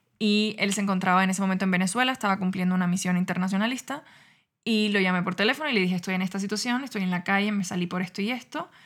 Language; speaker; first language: Spanish; native; Spanish